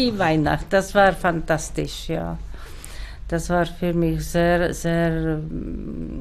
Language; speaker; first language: German; non-native, learner; Czech